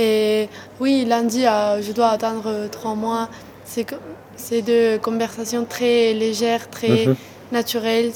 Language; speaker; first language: French; non-native, learner; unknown